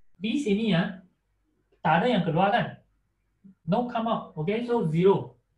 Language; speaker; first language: Malay; non-native, local second language; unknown